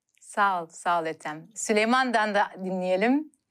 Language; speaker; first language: Turkish; native; Turkish